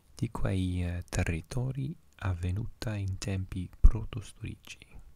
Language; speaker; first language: Italian; non-native, learner; Welsh